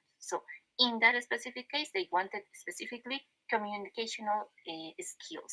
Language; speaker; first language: English; non-native, fluent; Spanish